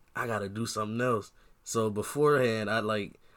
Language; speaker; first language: English; native; English